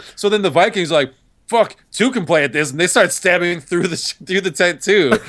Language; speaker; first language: English; native; English